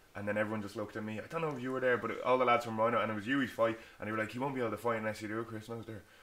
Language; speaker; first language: English; native; English